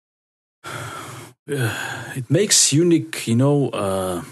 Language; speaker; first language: English; non-native, learner; Russian